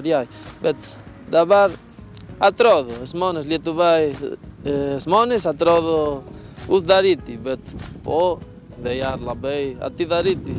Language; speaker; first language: Lithuanian; non-native, learner; Spanish